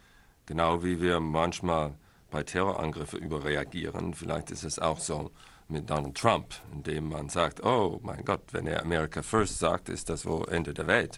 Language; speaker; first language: German; non-native, fluent; English